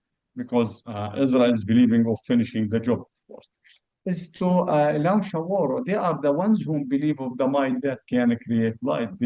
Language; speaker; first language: English; non-native, fluent; Arabic